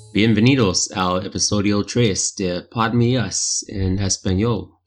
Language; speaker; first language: Spanish; non-native, learner; English